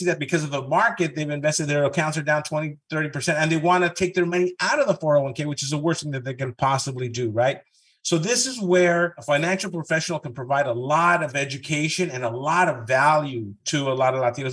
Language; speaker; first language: English; early bilingual, other home language; Spanish